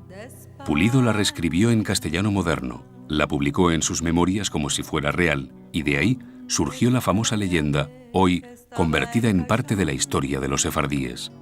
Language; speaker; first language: Spanish; native; Spanish